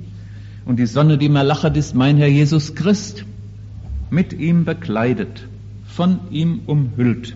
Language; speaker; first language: German; native; German